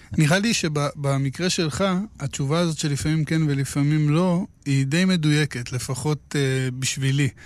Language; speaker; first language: Hebrew; native; Hebrew